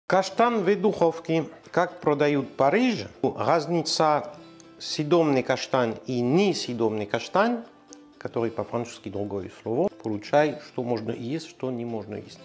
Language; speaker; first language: Russian; non-native, learner; French